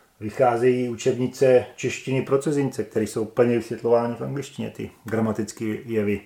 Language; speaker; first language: Czech; native; Czech